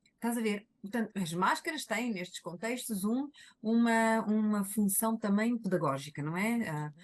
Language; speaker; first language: Portuguese; native; Portuguese